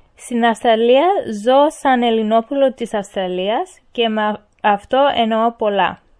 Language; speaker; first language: Greek; early bilingual, heritage; Greek